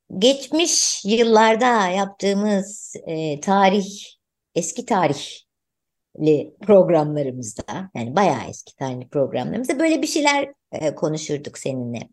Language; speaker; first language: Turkish; native; Turkish